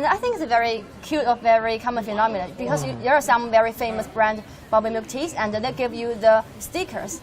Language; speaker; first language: English; non-native, fluent; Chinese